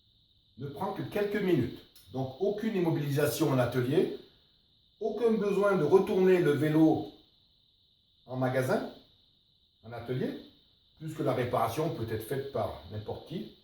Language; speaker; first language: French; native; French